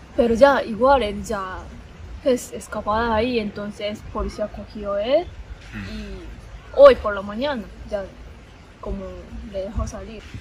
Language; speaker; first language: Spanish; non-native, learner; Japanese